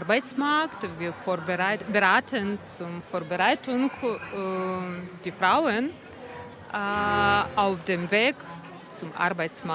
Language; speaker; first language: German; non-native, learner; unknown